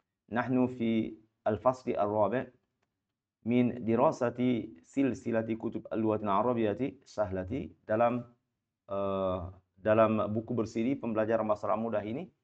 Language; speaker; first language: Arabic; non-native, fluent; Malay